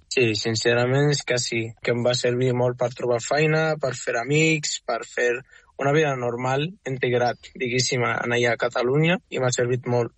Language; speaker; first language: Catalan; non-native, fluent; Arabic